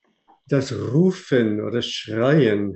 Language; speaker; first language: German; non-native, fluent; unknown